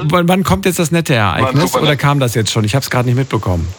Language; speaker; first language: German; native; German